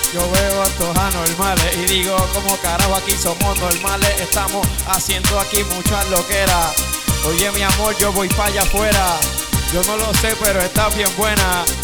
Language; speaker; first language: Spanish; native; Spanish